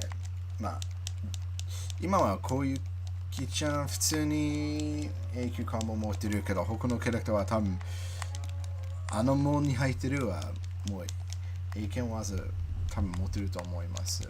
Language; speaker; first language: Japanese; non-native, learner; English